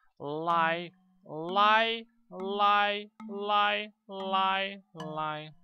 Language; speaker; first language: Russian; native; Russian